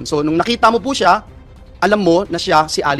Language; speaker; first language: Filipino; native; Filipino